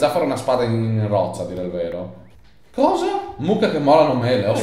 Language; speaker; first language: Italian; native; Italian